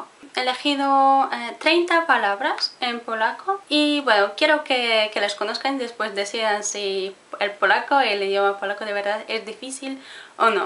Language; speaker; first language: Spanish; non-native, fluent; Polish